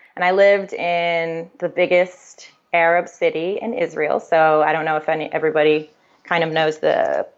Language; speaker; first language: English; native; English